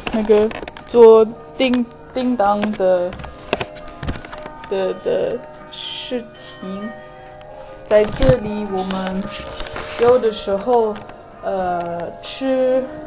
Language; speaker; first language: Chinese; non-native, fluent; Dutch